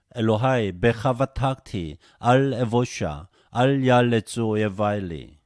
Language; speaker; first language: Hebrew; non-native, fluent; Korean